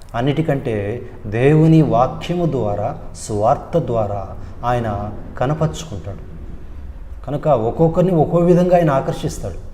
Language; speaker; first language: Telugu; non-native, local second language; Urdu